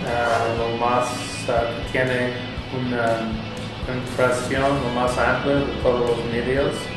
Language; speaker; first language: Spanish; non-native, fluent; English